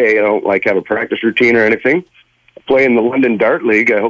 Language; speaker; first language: English; native; English